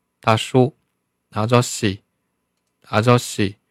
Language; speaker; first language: Korean; non-native, fluent; Chinese